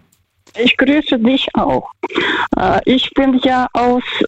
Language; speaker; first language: German; non-native, fluent; Russian